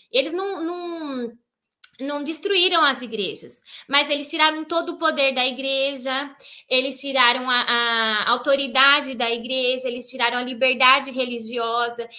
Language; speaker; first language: Portuguese; native; Portuguese